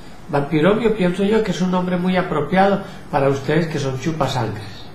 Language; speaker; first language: Spanish; native; Spanish